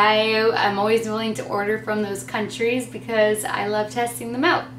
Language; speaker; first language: English; native; English